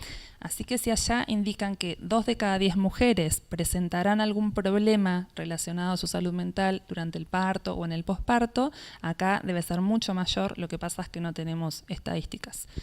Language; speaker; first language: Spanish; native; Spanish